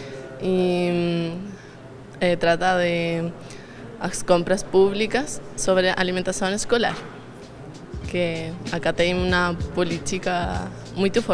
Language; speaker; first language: Portuguese; non-native, learner; Spanish